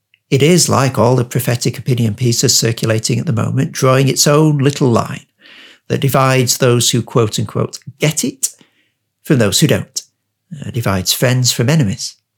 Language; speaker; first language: English; native; English